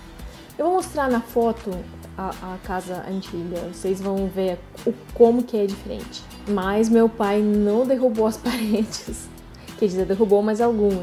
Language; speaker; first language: Portuguese; non-native, fluent; Russian